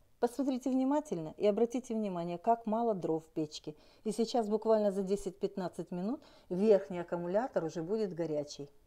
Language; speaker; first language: Russian; native; Russian